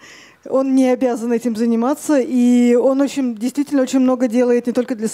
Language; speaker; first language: Russian; native; Russian